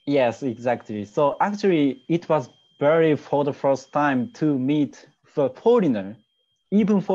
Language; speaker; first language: English; non-native, learner; Japanese